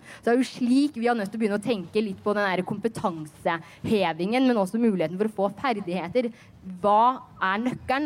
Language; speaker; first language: Norwegian; early bilingual, other home language; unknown